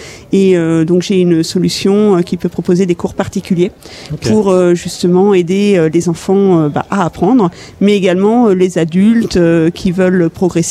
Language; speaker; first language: French; native; French